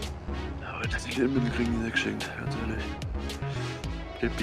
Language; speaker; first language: German; native; German